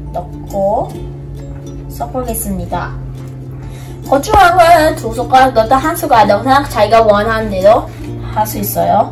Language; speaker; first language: Korean; early bilingual, other home language; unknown